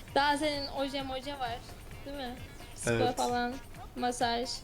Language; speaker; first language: Turkish; non-native, fluent; Arabic